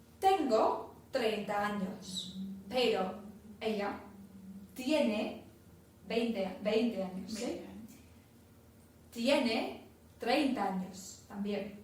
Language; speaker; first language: Spanish; non-native, fluent; English